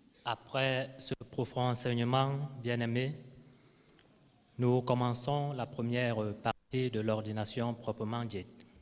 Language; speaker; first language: French; native; French